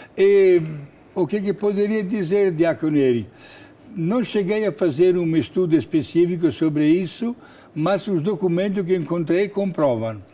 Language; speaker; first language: Portuguese; non-native, fluent; Italian